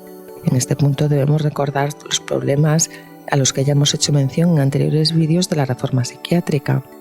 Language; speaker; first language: Spanish; native; Spanish